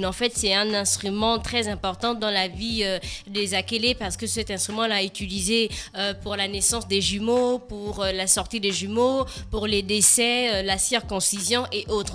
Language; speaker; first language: French; native; French